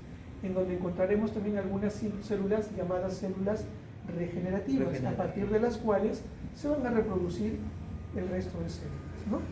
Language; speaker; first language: Spanish; native; Spanish